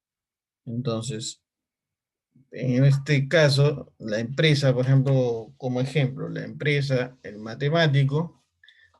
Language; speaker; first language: Spanish; native; Spanish